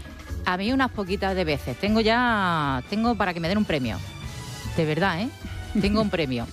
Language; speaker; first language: Spanish; native; Spanish